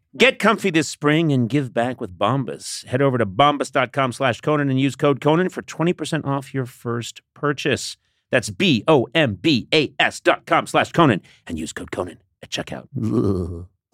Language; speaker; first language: English; native; English